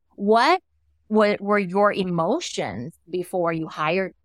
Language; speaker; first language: English; non-native, fluent; Thai